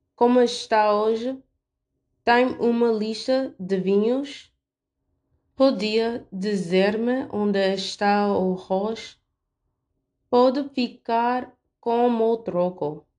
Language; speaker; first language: Portuguese; non-native, learner; English